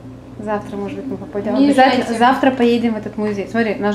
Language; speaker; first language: Russian; native; Russian